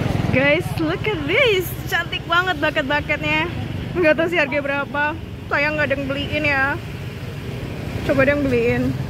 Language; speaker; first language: English; non-native, fluent; Indonesian